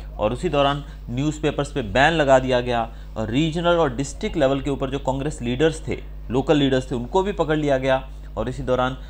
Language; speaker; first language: Hindi; non-native, local second language; Gujarati